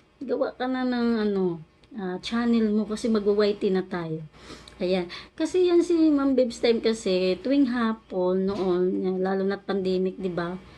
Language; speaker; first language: Filipino; native; Filipino